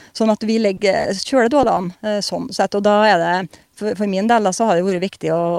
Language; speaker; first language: Norwegian; native; Norwegian